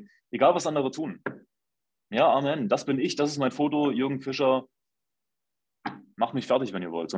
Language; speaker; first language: German; native; German